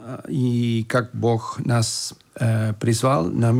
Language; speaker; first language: Russian; non-native, fluent; Spanish